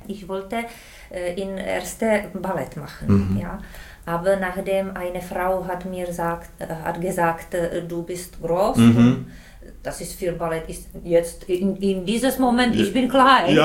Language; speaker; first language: German; non-native, learner; Czech